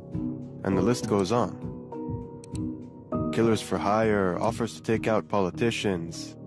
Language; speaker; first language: English; non-native, fluent; Hebrew